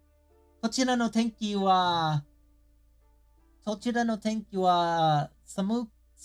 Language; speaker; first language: Japanese; non-native, learner; English